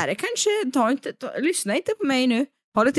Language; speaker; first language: Swedish; native; Swedish